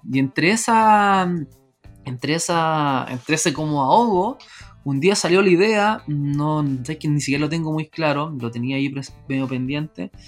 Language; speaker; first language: Spanish; native; Spanish